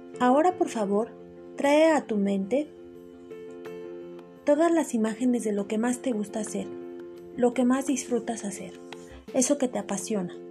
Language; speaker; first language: Spanish; native; Spanish